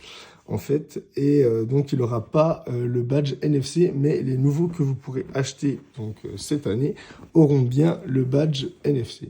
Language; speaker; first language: French; native; French